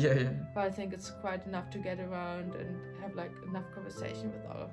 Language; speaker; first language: English; non-native, fluent; German